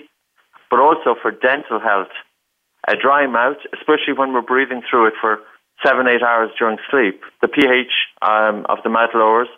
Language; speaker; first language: English; native; English